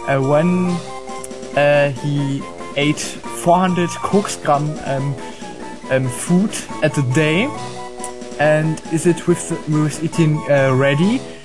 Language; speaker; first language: English; non-native, learner; German